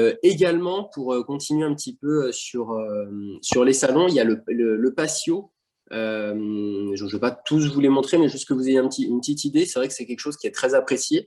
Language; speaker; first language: French; native; French